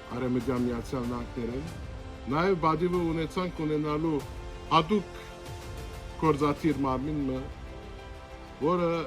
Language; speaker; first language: Armenian; early bilingual, heritage; Armenian